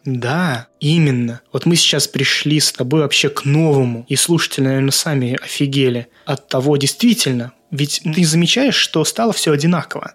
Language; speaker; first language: Russian; non-native, local second language; Azerbaijani